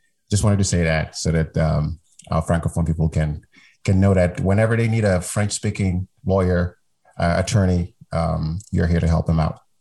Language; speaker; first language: English; non-native, fluent; French